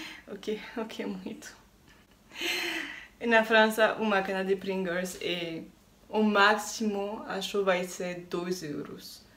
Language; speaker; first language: Portuguese; non-native, learner; French